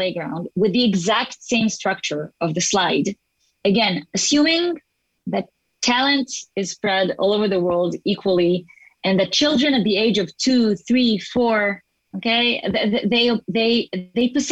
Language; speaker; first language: English; non-native, fluent; Hebrew